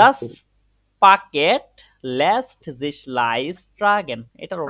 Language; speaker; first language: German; non-native, fluent; Bangla